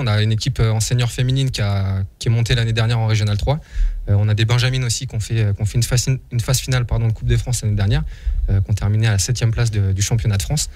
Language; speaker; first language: French; native; French